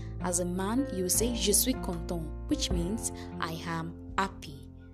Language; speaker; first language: English; non-native, local second language; Yoruba